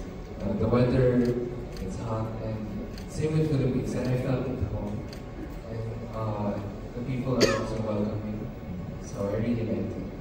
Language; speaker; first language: English; non-native, local second language; Filipino